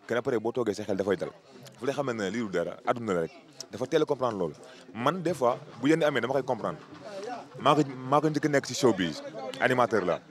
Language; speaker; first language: Wolof; native; Wolof